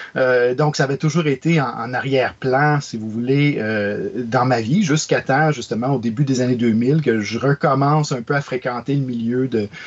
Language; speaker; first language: French; native; French